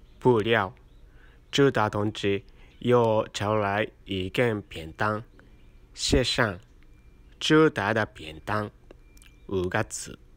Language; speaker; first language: Chinese; non-native, learner; Japanese